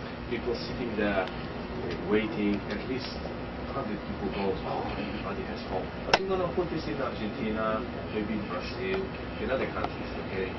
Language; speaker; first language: English; non-native, learner; Vietnamese